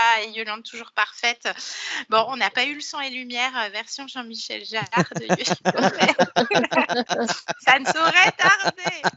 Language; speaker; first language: French; native; French